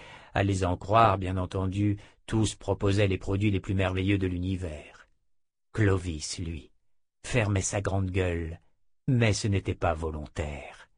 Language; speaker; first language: French; native; French